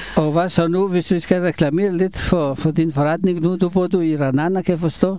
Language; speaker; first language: Danish; non-native, fluent; Hebrew